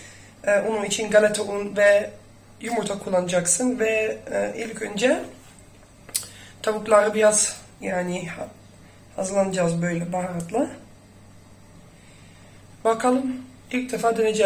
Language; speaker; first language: Turkish; early bilingual, heritage; Turkish